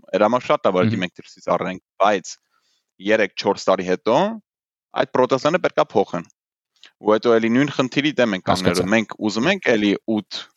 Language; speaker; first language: Armenian; early bilingual, heritage; Armenian